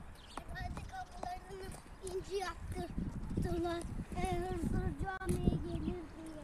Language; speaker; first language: Turkish; native; Turkish